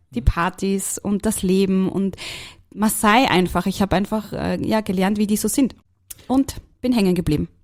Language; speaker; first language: German; native; German